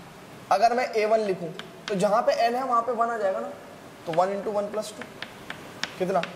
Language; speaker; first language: Hindi; native; Hindi